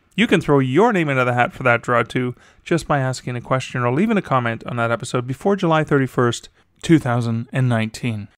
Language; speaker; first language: English; native; English